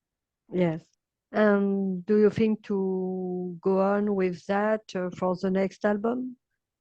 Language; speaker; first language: English; non-native, learner; French